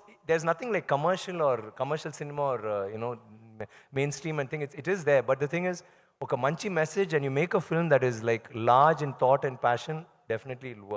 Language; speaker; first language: English; non-native, local second language; Tamil